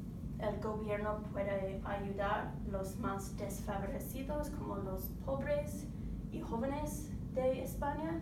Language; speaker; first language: Spanish; non-native, learner; English